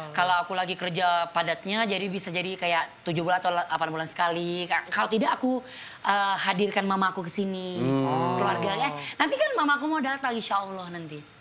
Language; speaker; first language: Indonesian; non-native, fluent; Thai